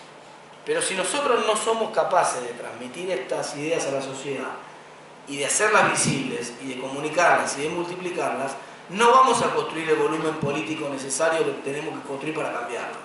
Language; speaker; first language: Spanish; native; Spanish